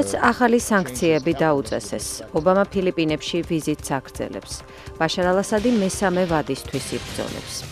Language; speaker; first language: Georgian; native; Georgian